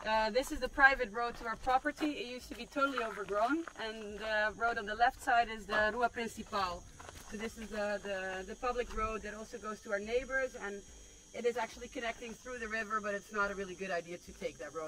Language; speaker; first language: English; non-native, fluent; Dutch